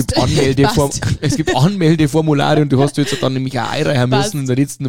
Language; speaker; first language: German; native; German